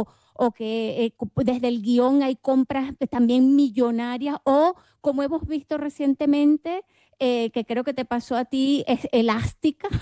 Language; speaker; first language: Spanish; native; Spanish